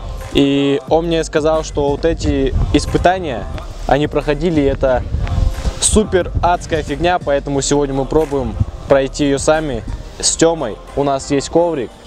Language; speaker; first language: Russian; native; Russian